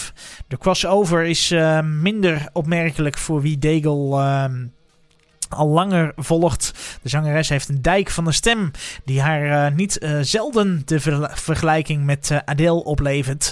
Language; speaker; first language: Dutch; native; Dutch